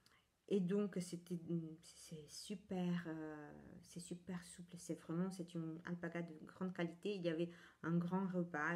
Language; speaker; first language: French; non-native, fluent; Italian